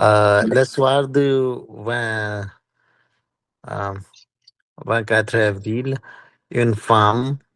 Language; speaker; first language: French; non-native, learner; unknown